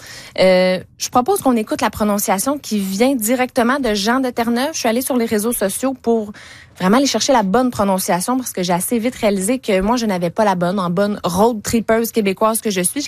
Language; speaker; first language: French; native; French